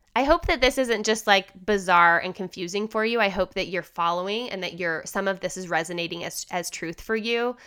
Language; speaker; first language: English; native; English